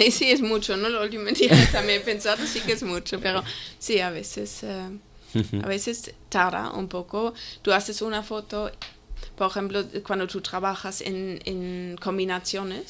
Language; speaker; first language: Spanish; non-native, fluent; German